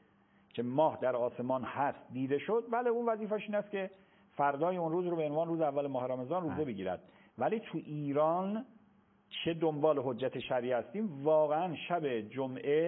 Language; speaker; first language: Persian; native; Persian